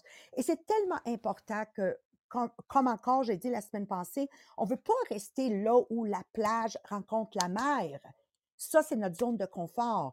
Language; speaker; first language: French; native; French